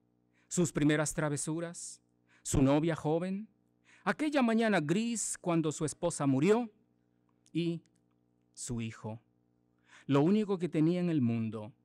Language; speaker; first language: Spanish; native; Spanish